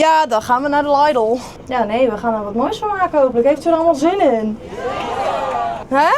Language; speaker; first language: Dutch; native; Dutch